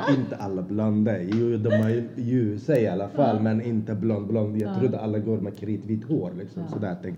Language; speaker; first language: Swedish; non-native, fluent; Azerbaijani